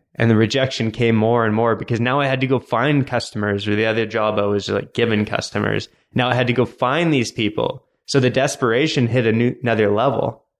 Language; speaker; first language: English; native; English